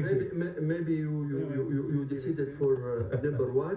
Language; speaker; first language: English; non-native, learner; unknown